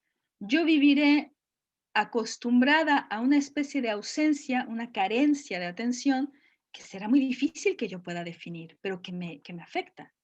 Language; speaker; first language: Spanish; native; Spanish